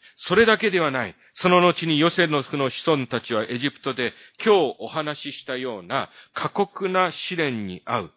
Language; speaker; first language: Japanese; early bilingual, other home language; Korean